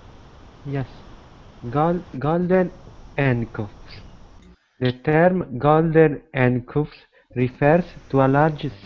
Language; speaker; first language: English; non-native, learner; Italian